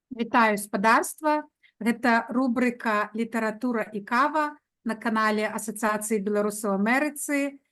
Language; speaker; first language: Belarusian; non-native, local second language; Russian